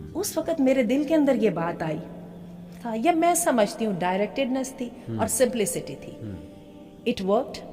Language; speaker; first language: Urdu; native; Urdu